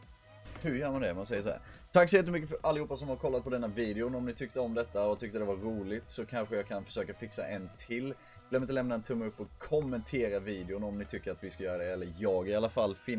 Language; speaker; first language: Swedish; native; Swedish